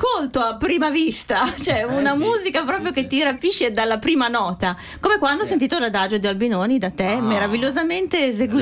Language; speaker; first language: Italian; native; Italian